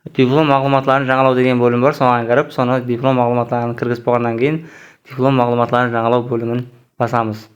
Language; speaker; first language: Uzbek; non-native, local second language; Kara-Kalpak